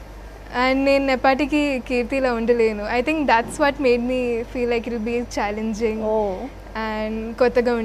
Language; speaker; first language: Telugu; non-native, learner; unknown